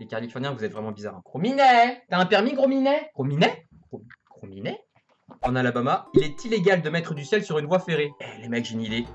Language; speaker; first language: French; native; French